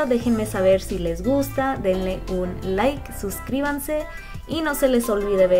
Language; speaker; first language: Spanish; native; Spanish